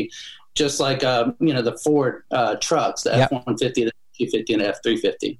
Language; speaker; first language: English; native; English